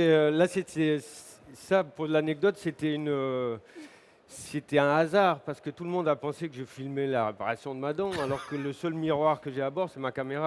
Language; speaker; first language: French; native; French